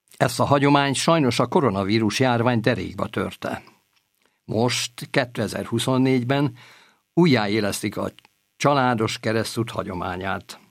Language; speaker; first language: Hungarian; native; Hungarian